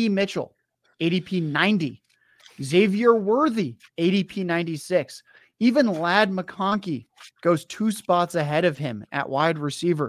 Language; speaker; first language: English; native; English